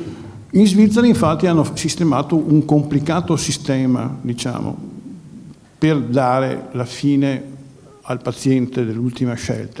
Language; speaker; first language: Italian; native; Italian